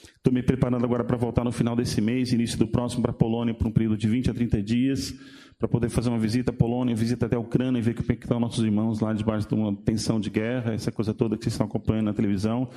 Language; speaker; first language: Portuguese; native; Portuguese